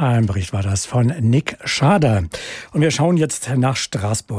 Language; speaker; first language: German; native; German